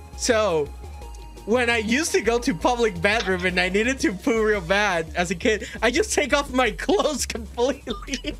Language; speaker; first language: English; early bilingual, other home language; Spanish